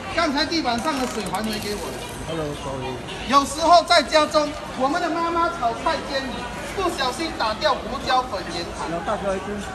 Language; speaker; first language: Chinese; non-native, local second language; Tamil